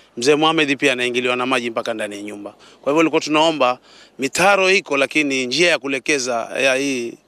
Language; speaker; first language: Swahili; native; Swahili